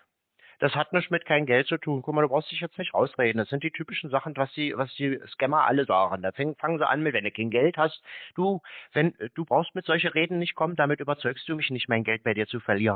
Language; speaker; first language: German; native; German